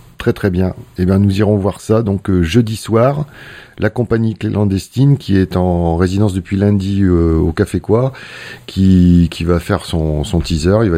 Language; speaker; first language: French; native; French